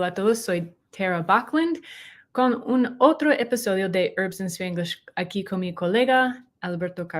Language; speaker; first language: Spanish; non-native, learner; English